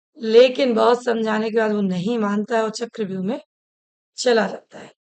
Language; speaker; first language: Hindi; native; Hindi